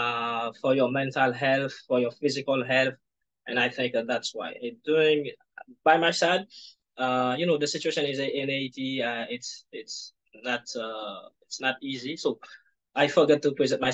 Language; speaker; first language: English; non-native, learner; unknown